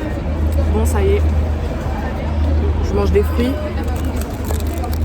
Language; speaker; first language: French; native; French